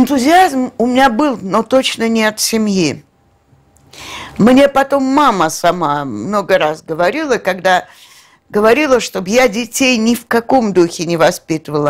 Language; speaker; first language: Russian; native; Russian